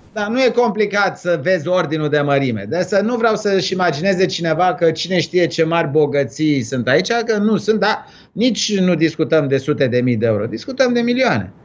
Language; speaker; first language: Romanian; native; Romanian